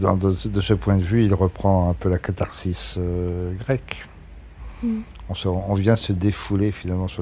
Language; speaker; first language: French; native; French